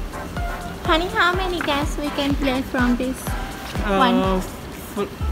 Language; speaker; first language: English; non-native, learner; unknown